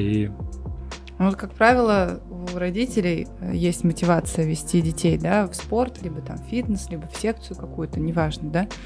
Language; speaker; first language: Russian; native; Russian